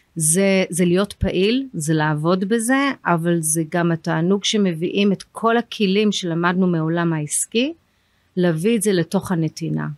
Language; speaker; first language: Hebrew; early bilingual, heritage; Hebrew